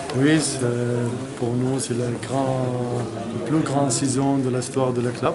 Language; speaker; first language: French; non-native, fluent; Arabic